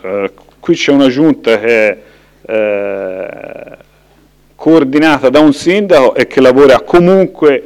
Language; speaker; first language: Italian; native; Italian